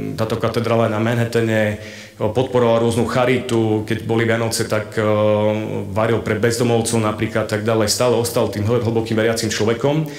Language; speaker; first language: Slovak; native; Slovak